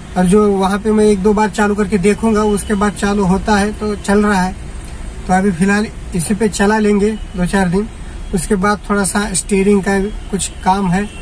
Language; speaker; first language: Hindi; non-native, local second language; Marathi